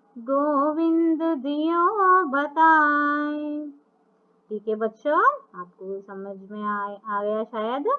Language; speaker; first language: Hindi; non-native, local second language; Telugu